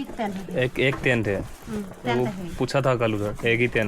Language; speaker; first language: Hindi; non-native, local second language; Assamese